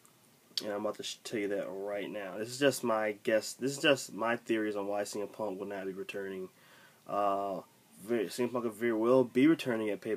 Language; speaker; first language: English; native; English